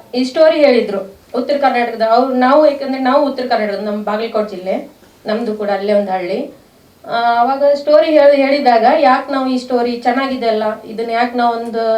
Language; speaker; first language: Kannada; native; Kannada